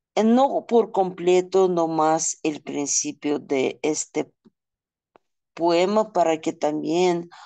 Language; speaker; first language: Spanish; non-native, fluent; Russian